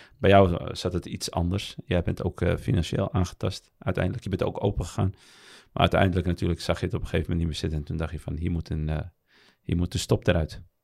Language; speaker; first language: Dutch; early bilingual, other home language; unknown